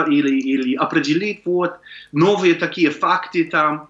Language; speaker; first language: Russian; non-native, fluent; English